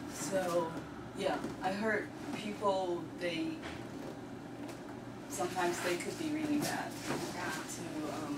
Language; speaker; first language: English; non-native, learner; Chinese